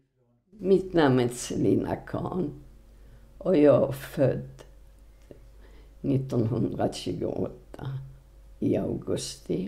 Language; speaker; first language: Swedish; non-native, fluent; Polish